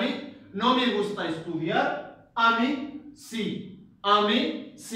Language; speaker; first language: Spanish; non-native, fluent; Arabic